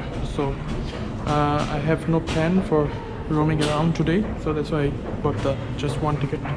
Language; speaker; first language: English; non-native, learner; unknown